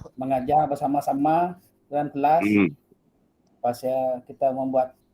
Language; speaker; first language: Malay; non-native, local second language; Iban